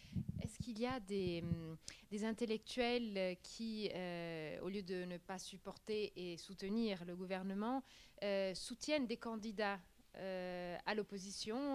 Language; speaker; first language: French; non-native, fluent; Italian